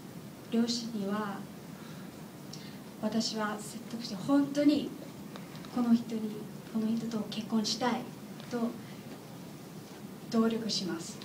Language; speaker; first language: Japanese; non-native, learner; English